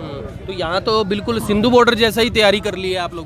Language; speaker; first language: Hindi; native; Hindi